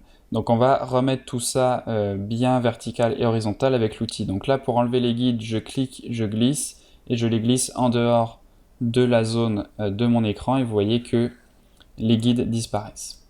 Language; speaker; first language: French; native; French